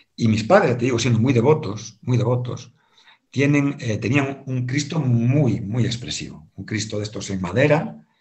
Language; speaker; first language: Spanish; native; Spanish